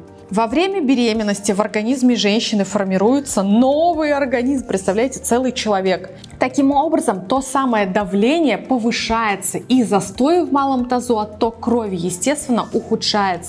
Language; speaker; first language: Russian; native; Russian